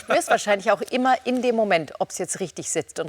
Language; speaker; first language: German; native; German